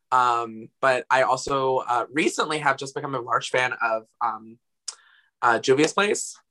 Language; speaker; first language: English; native; English